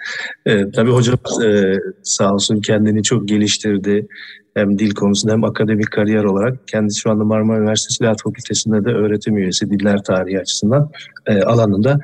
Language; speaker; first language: Turkish; native; Turkish